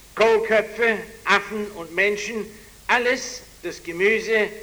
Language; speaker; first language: German; non-native, fluent; English